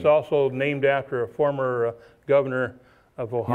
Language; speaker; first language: English; native; English